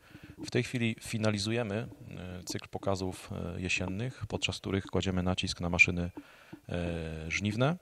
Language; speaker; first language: Polish; native; Polish